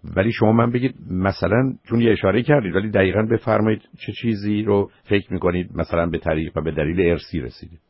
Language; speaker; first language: Persian; native; Persian